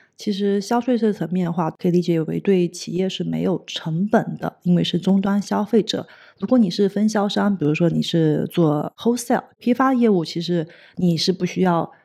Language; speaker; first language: Chinese; native; Chinese